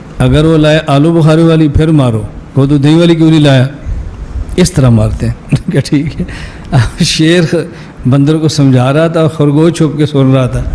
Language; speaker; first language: Urdu; non-native, local second language; Punjabi